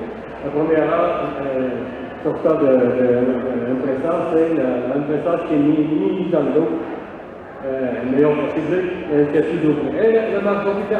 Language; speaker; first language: Spanish; non-native, learner; French